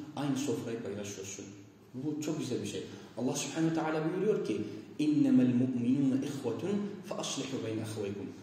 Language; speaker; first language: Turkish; non-native, fluent; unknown